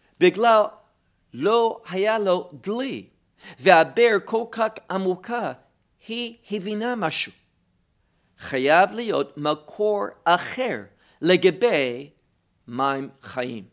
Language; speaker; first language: Hebrew; non-native, fluent; English